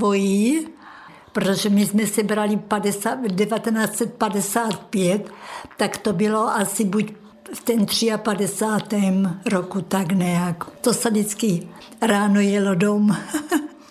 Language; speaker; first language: Czech; native; Czech